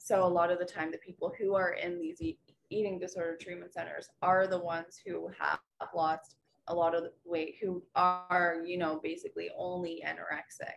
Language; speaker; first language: English; native; English